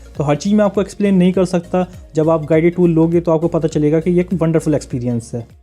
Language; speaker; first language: Hindi; native; Hindi